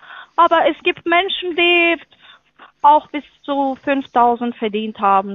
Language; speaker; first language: German; non-native, fluent; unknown